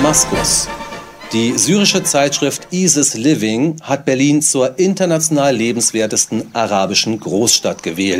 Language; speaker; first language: German; native; German